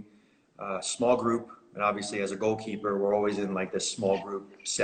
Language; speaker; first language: English; native; English